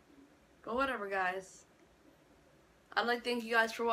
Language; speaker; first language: English; native; English